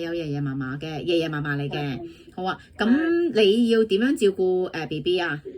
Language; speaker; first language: Cantonese; native; Cantonese